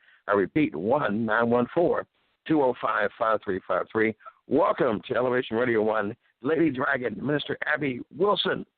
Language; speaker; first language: English; native; English